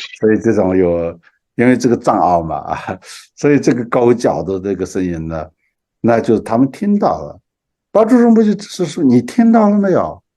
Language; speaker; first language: Chinese; non-native, local second language; Tibetan